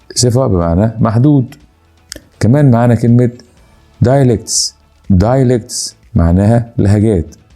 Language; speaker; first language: Egyptian Arabic; native; Egyptian Arabic